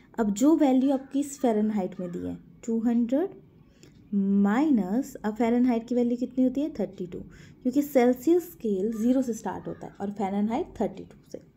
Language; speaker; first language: Hindi; native; Hindi